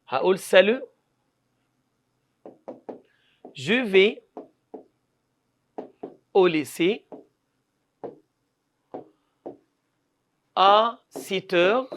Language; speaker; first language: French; non-native, fluent; Arabic